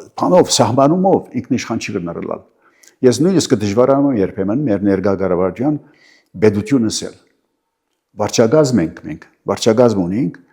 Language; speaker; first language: Armenian; early bilingual, heritage; Armenian